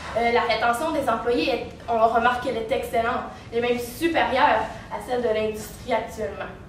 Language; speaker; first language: French; native; French